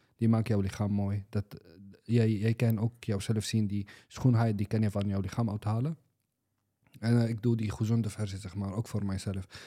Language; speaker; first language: Dutch; non-native, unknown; Arabic